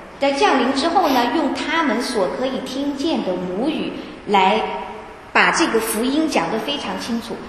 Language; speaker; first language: Chinese; native; Chinese